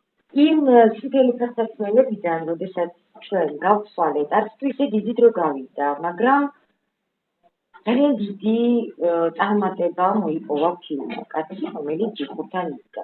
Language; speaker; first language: Georgian; native; Georgian